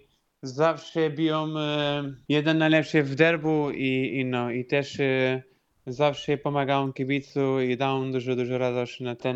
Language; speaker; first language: Polish; non-native, fluent; Portuguese